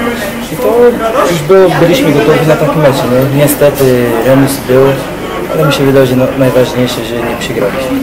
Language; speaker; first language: Polish; non-native, learner; Portuguese